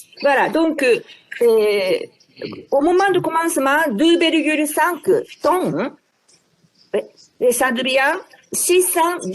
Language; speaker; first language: French; non-native, fluent; Japanese